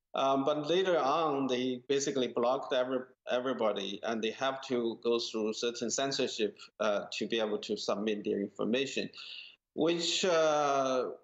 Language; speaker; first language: English; non-native, fluent; Chinese